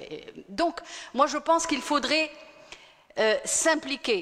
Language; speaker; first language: French; non-native, local second language; Arabic